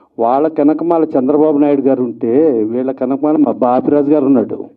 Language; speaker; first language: Telugu; native; Telugu